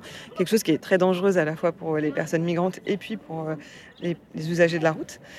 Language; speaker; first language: French; native; French